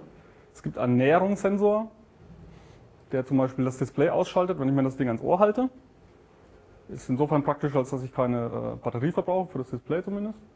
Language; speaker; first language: German; native; German